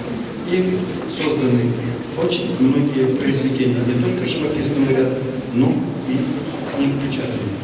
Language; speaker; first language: Russian; non-native, local second language; Chuvash